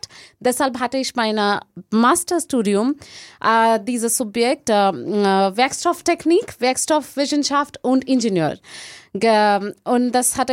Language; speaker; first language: German; non-native, fluent; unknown